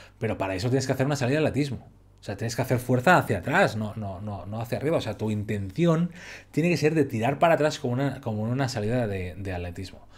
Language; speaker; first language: Spanish; native; Spanish